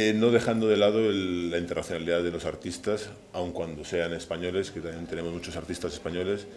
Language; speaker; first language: Spanish; native; Spanish